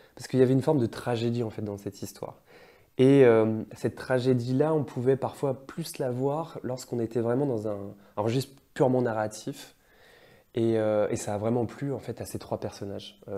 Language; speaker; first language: French; native; French